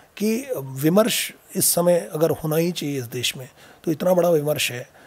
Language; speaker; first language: Hindi; native; Hindi